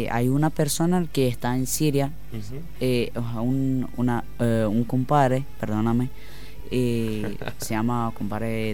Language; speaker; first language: Spanish; non-native, learner; Arabic